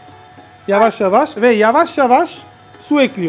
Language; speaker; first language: Turkish; non-native, learner; Italian